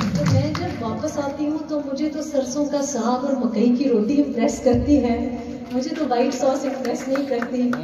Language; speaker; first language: Urdu; non-native, local second language; Pashto